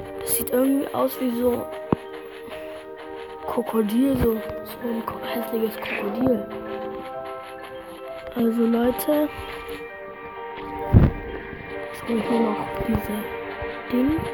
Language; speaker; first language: German; early bilingual, other home language; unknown